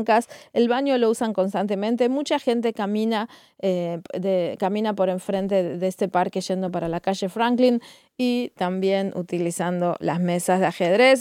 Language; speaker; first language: Spanish; native; Spanish